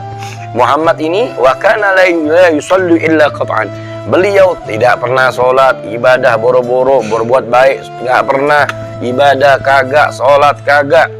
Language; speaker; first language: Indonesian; native; Indonesian